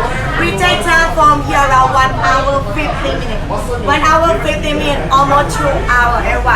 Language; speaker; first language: English; non-native, learner; Thai